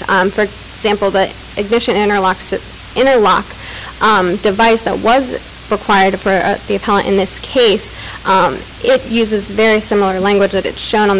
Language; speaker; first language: English; native; English